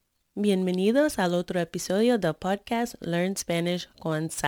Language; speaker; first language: Spanish; non-native, fluent; English